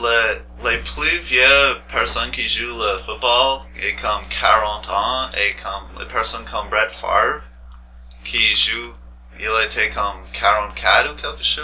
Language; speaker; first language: French; non-native, learner; English